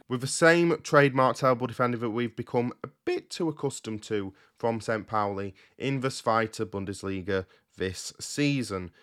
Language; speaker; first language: English; native; English